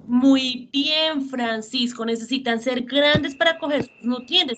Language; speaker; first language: Spanish; native; Spanish